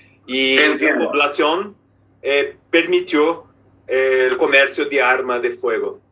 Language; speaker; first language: Spanish; non-native, fluent; Portuguese